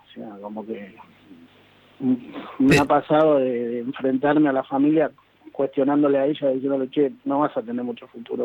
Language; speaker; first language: Spanish; native; Spanish